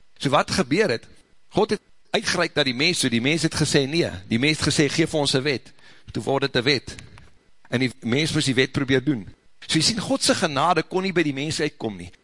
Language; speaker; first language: Afrikaans; native; Afrikaans